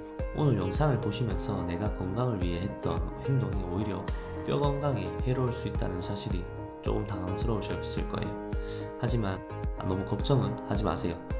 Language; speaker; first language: Korean; native; Korean